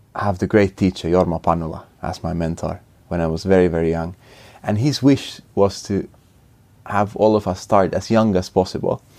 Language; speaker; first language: English; non-native, fluent; Finnish